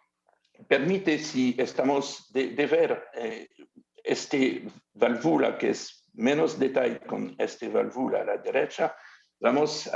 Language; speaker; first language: Spanish; non-native, learner; French